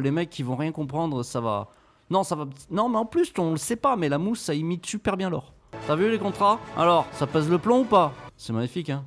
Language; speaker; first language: French; native; French